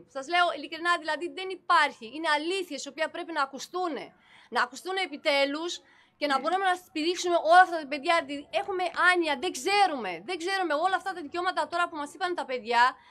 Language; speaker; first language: Greek; non-native, fluent; Romanian